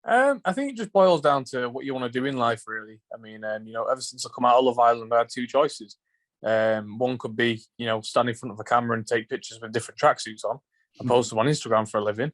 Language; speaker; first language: English; native; English